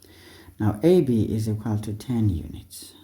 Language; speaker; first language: English; non-native, local second language; Xhosa